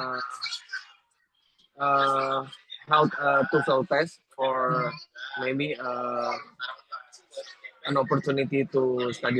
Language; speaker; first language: English; non-native, learner; Indonesian